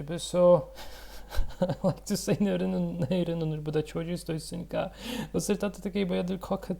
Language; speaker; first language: Korean; non-native, learner; Russian